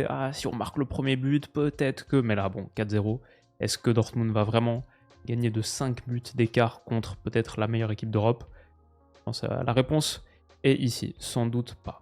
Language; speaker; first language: French; native; French